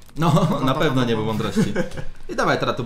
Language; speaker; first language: Polish; native; Polish